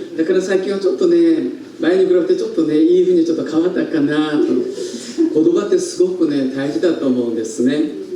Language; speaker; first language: Japanese; non-native, fluent; Korean